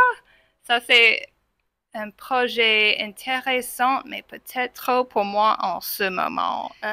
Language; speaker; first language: French; non-native, fluent; English